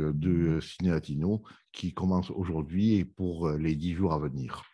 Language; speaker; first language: French; native; French